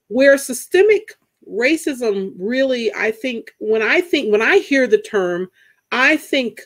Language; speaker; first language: English; native; English